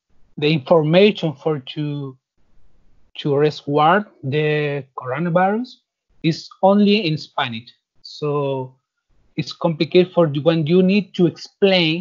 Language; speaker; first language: English; non-native, learner; Spanish